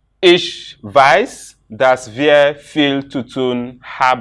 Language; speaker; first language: German; non-native, fluent; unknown